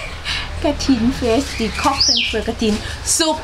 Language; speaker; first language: German; non-native, learner; Thai